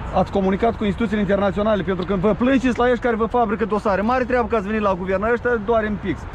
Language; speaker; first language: Romanian; native; Romanian